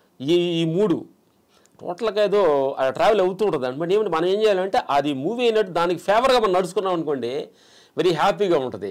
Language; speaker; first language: Telugu; native; Telugu